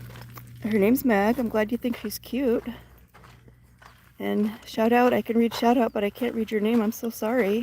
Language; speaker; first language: English; native; English